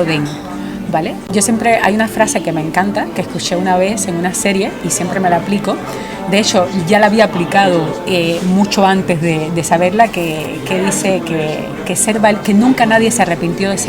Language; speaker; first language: Spanish; native; Spanish